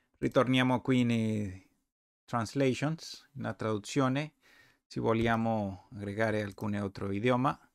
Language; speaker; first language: Italian; non-native, learner; Spanish